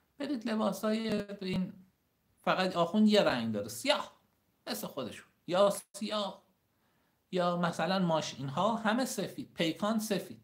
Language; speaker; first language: Persian; native; Persian